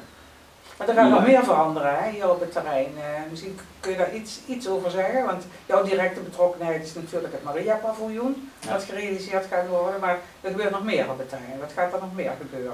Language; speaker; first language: Dutch; native; Dutch